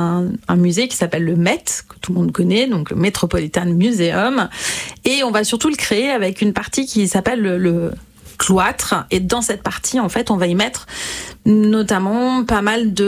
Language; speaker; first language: French; native; French